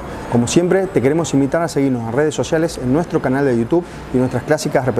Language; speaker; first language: Spanish; native; Spanish